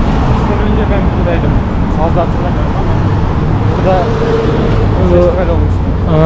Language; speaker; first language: Turkish; native; Turkish